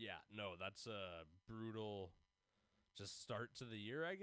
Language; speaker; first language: English; native; English